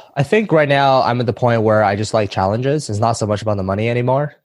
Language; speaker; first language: English; early bilingual, other home language; Chinese